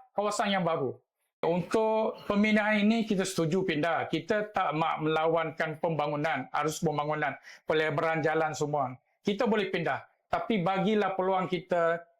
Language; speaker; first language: Malay; native; Malay